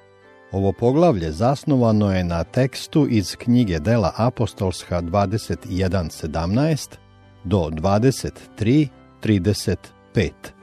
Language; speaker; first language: Serbian; native; Serbian